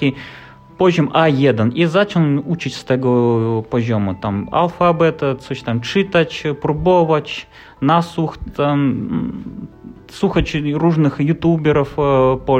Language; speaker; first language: Polish; non-native, learner; Russian